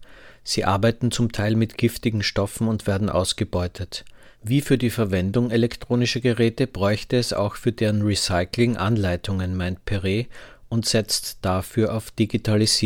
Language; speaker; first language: German; native; German